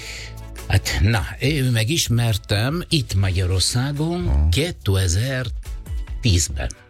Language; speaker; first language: Hungarian; non-native, learner; Italian